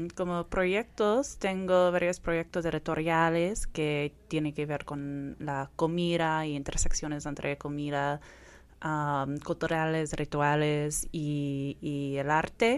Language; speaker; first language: Spanish; non-native, fluent; English